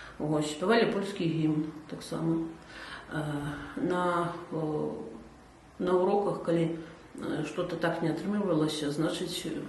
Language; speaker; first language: Belarusian; native; Belarusian